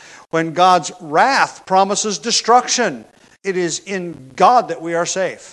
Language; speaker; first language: English; native; English